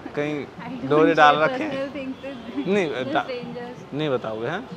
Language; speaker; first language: Hindi; native; Hindi